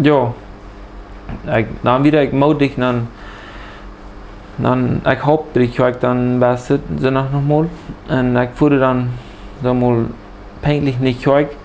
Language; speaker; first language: German; early bilingual, heritage; Plautdietsch